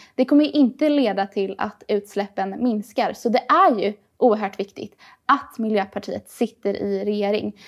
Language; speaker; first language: Swedish; early bilingual, other home language; Persian